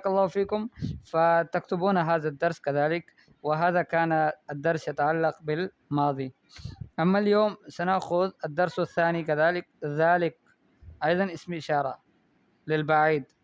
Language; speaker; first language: Arabic; non-native, fluent; Urdu